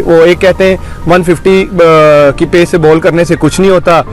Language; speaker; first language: Hindi; non-native, local second language; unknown